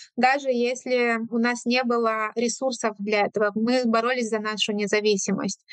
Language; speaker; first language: Russian; non-native, fluent; Romanian